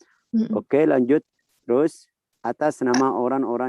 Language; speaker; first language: Indonesian; non-native, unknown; Arabic